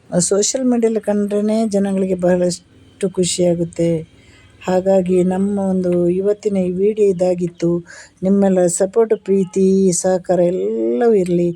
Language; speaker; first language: Kannada; non-native, local second language; Malayalam